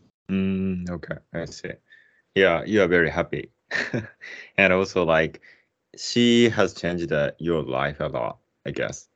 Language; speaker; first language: English; non-native, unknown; Japanese